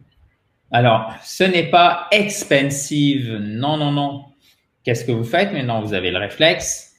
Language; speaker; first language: French; native; French